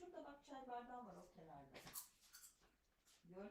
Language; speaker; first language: Turkish; native; Turkish